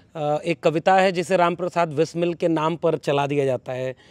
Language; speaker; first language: Hindi; native; Hindi